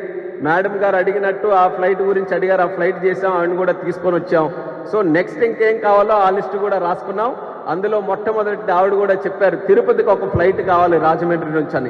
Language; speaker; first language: Telugu; native; Telugu